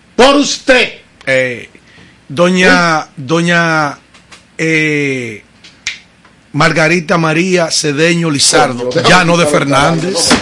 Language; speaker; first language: Spanish; native; Spanish